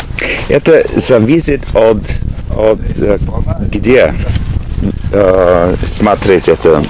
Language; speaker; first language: Russian; non-native, learner; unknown